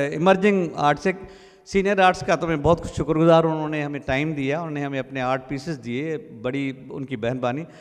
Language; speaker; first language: Urdu; non-native, local second language; Sindhi